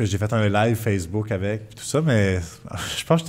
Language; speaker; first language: French; native; French